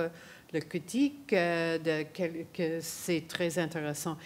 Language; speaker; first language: French; non-native, fluent; English